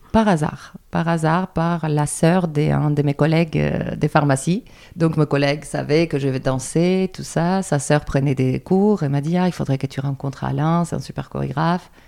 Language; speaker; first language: French; non-native, fluent; Spanish